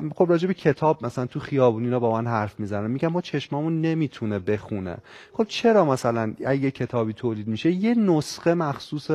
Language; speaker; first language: Persian; native; Persian